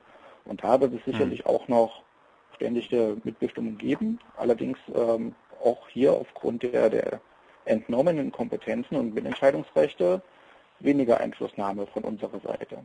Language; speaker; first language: German; native; German